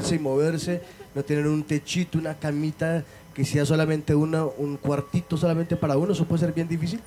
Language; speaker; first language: Spanish; native; Spanish